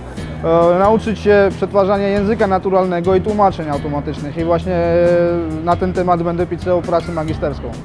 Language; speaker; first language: Polish; non-native, fluent; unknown